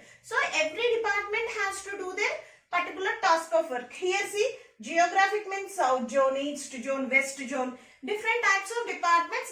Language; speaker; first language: English; non-native, local second language; Telugu